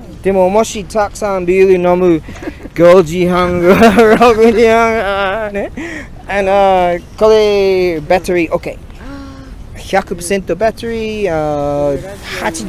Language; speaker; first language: Japanese; non-native, learner; English